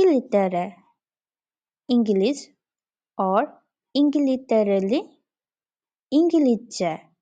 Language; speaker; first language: Turkish; non-native, fluent; Bangla